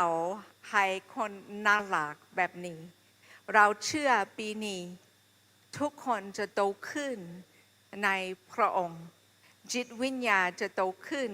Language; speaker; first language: Thai; non-native, fluent; English